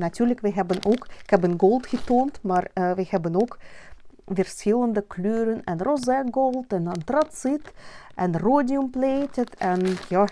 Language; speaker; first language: Dutch; non-native, learner; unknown